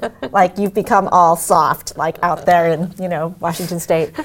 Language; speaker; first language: English; native; English